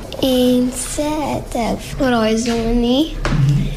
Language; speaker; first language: Hungarian; early bilingual, heritage; Hungarian